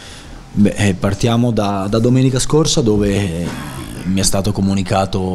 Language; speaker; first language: Italian; native; Italian